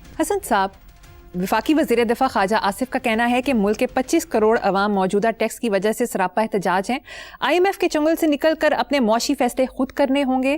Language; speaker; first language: Urdu; native; Urdu